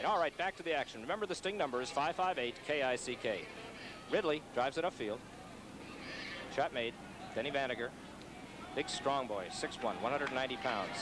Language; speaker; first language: English; native; English